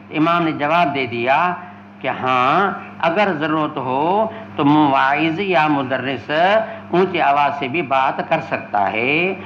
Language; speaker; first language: Urdu; non-native, local second language; Sindhi